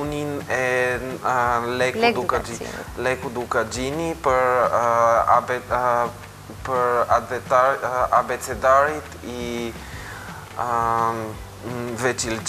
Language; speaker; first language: Albanian; non-native, fluent; Bulgarian